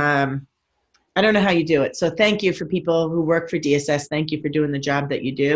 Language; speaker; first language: English; native; English